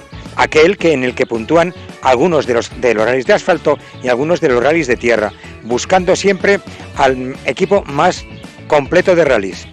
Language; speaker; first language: Spanish; native; Spanish